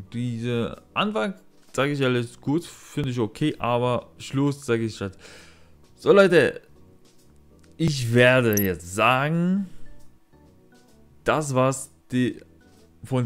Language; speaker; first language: German; non-native, learner; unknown